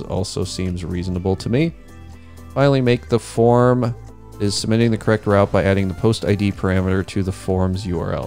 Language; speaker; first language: English; native; English